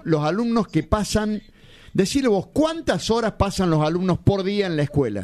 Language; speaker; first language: Spanish; native; Spanish